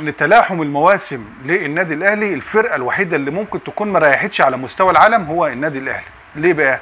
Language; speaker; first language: Arabic; native; Arabic